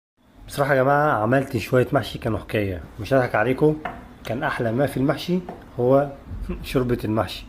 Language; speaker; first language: Arabic; native; Arabic